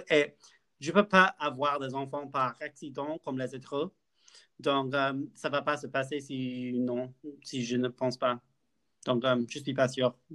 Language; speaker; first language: French; non-native, learner; English